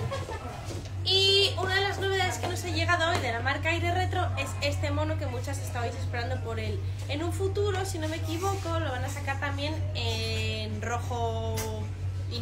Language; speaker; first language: Spanish; native; Spanish